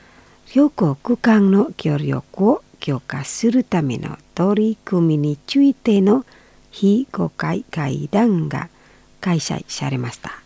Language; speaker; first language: Japanese; non-native, fluent; Indonesian